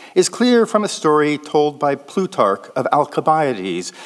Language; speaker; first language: English; native; English